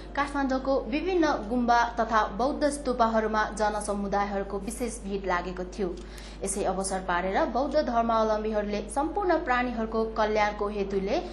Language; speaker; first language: Nepali; non-native, local second language; Sherpa